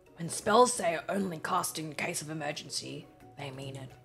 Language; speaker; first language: English; native; English